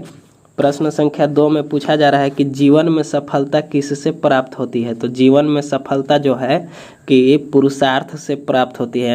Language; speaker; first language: Hindi; native; Hindi